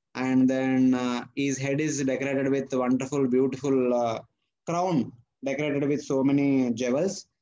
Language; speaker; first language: English; non-native, local second language; Telugu